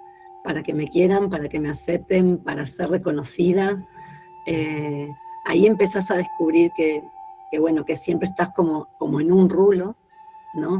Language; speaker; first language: Spanish; native; Spanish